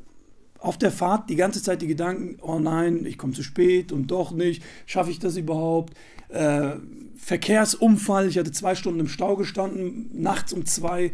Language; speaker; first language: German; native; German